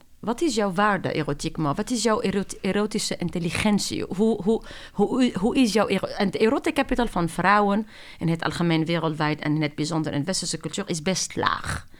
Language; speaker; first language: Dutch; non-native, fluent; Arabic